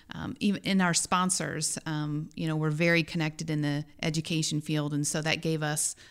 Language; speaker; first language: English; native; English